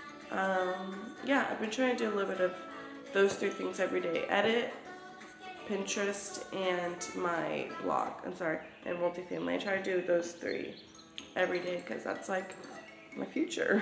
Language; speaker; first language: English; early bilingual, other home language; Spanish